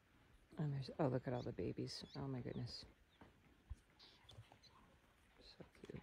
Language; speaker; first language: English; native; English